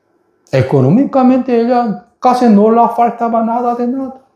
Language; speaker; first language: Spanish; non-native, fluent; Korean